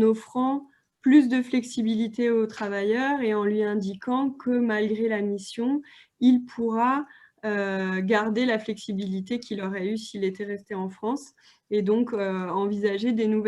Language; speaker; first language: French; native; French